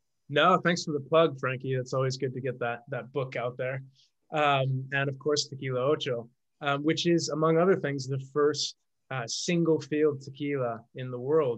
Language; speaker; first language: English; native; English